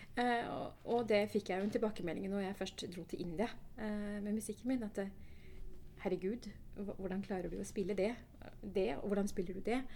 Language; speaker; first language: Norwegian; early bilingual, other home language; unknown